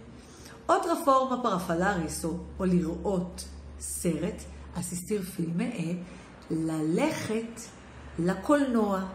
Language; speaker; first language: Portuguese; non-native, fluent; Hebrew